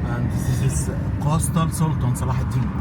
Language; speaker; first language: English; non-native, learner; Arabic